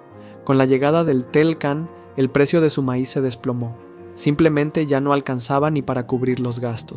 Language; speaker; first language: Spanish; native; Spanish